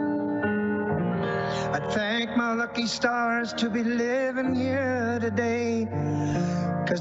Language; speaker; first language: English; native; English